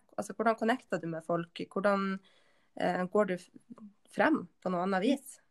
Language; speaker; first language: Norwegian; native; Norwegian